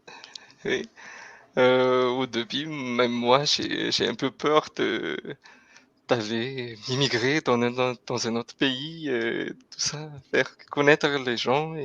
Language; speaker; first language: French; non-native, local second language; Malagasy